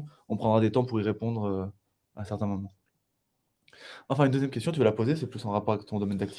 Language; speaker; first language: French; native; French